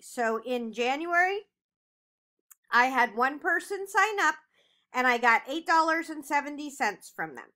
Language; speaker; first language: English; native; English